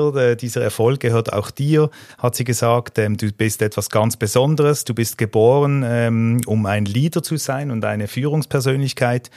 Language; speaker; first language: German; native; German